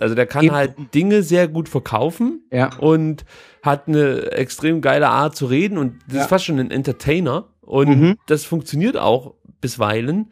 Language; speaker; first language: German; native; German